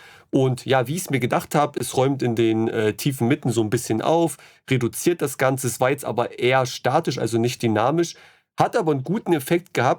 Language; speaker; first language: German; native; German